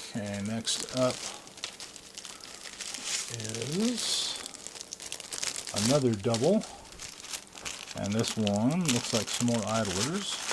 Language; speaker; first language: English; native; English